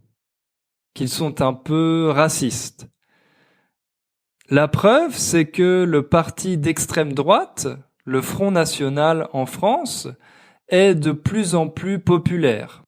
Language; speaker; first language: French; native; French